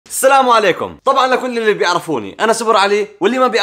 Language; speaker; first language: Arabic; native; Arabic